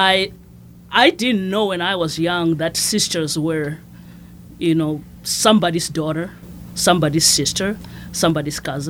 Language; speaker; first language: English; non-native, local second language; Shona